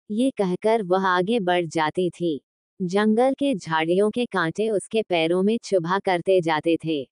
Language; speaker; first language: Hindi; native; Hindi